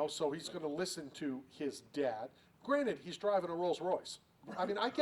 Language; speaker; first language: English; native; English